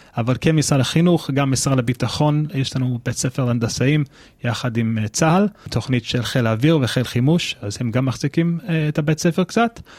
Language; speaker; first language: Hebrew; non-native, fluent; English